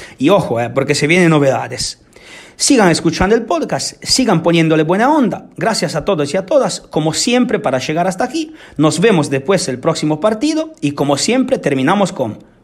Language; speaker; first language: Spanish; non-native, fluent; Italian